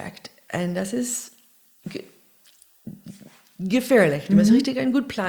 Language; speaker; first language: German; non-native, learner; English